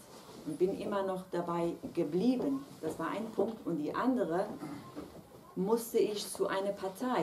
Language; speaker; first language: German; non-native, fluent; Kurdish